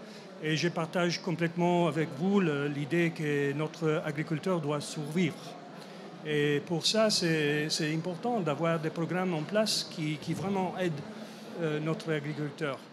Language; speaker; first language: French; non-native, fluent; English